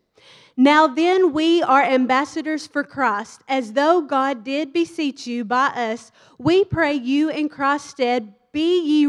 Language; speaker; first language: English; native; English